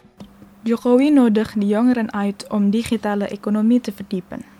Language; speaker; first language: Dutch; non-native, fluent; Indonesian